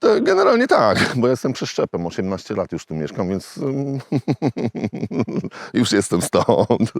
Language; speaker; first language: Polish; native; Polish